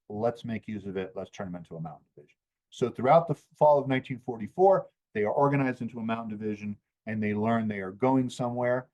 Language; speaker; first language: English; native; English